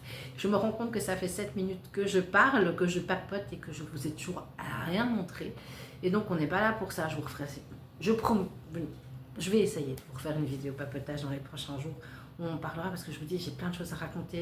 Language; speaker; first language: French; native; French